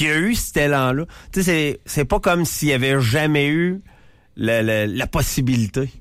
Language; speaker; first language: French; native; French